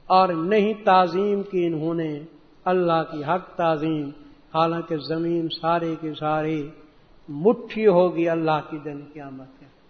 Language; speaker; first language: Urdu; non-native, local second language; Saraiki